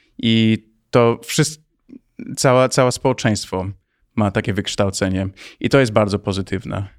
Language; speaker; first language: Polish; early bilingual, heritage; Polish